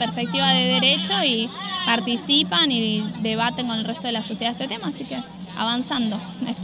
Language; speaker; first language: Spanish; native; Spanish